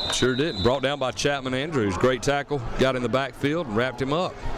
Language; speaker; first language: English; native; English